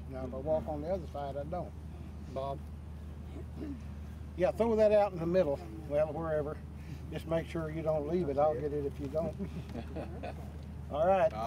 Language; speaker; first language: English; native; English